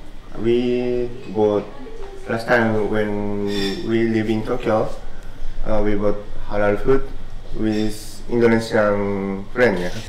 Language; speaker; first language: English; non-native, learner; Japanese